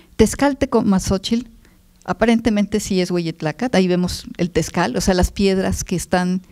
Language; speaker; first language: Spanish; native; Spanish